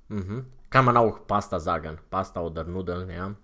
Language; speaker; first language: German; non-native, fluent; Romanian